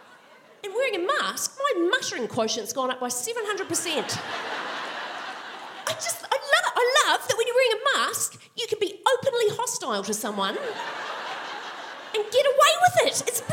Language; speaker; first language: English; native; English